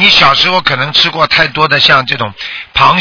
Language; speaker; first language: Chinese; native; Chinese